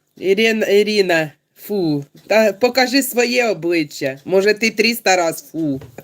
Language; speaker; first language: Ukrainian; non-native, local second language; Russian